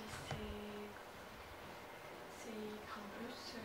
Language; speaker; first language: French; non-native, learner; Russian